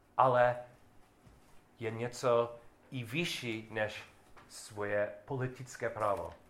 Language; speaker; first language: Czech; non-native, learner; English